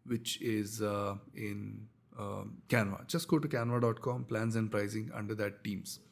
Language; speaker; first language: English; non-native, local second language; Kannada